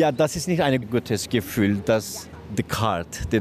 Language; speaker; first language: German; non-native, learner; Kurdish